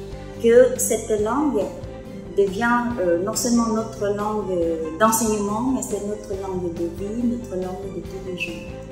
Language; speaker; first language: French; non-native, fluent; Vietnamese